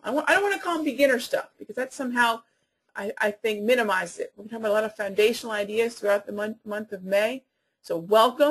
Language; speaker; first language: English; native; English